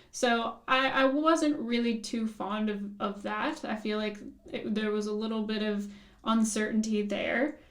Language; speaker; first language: English; native; English